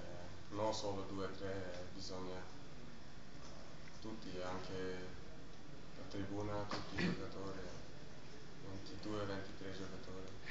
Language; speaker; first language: Italian; non-native, learner; German